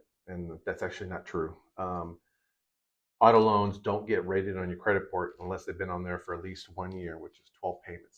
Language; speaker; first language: English; native; English